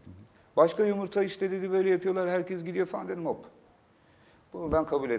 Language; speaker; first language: Turkish; native; Turkish